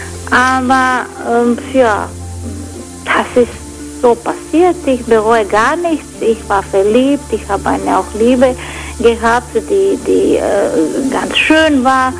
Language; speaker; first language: German; non-native, fluent; Croatian